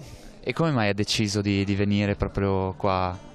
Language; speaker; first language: Italian; native; Italian